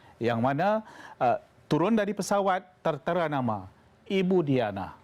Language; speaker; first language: Malay; native; Malay